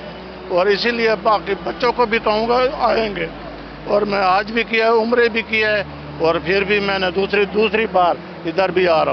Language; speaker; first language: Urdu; non-native, local second language; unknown